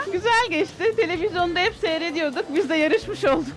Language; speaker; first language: Turkish; native; Turkish